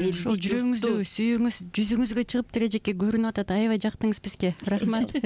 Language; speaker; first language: Kyrgyz; native; Kyrgyz